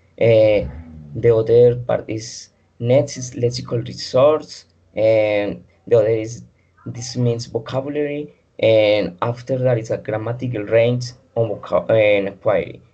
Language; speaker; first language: English; non-native, learner; Spanish